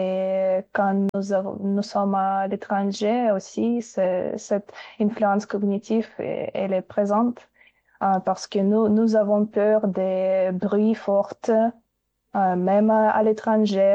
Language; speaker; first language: French; non-native, learner; Ukrainian